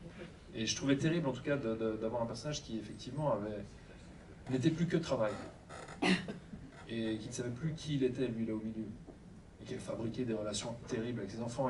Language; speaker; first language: French; native; French